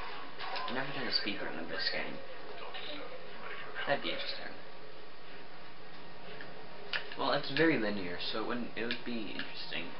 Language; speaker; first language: English; native; English